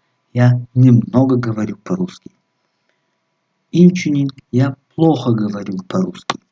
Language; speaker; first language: Russian; non-native, local second language; Tajik